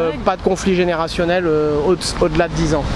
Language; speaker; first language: French; native; French